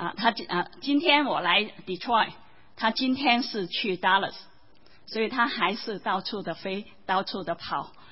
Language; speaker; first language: Chinese; non-native, local second language; Cantonese